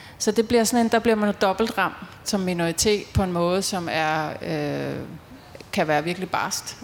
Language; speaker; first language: Danish; native; Danish